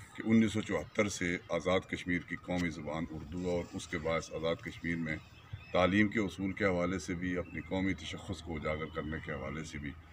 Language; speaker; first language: Urdu; non-native, local second language; Pahari-Potwari